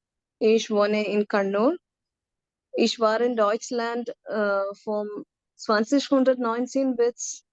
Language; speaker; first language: German; non-native, fluent; Malayalam